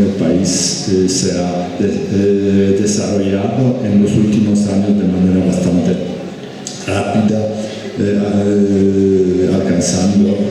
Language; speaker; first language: Spanish; non-native, fluent; Polish